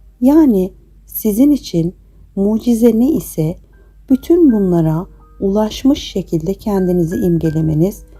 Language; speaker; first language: Turkish; native; Turkish